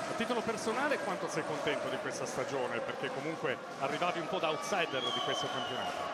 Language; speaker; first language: Italian; native; Italian